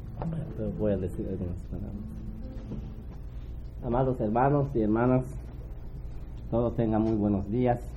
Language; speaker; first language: Spanish; native; Spanish